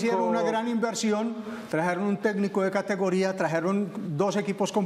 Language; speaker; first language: Spanish; native; Spanish